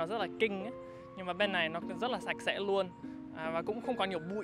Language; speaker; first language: Vietnamese; non-native, fluent; English